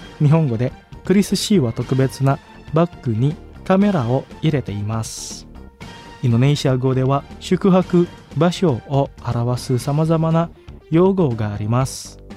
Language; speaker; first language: Japanese; non-native, fluent; Indonesian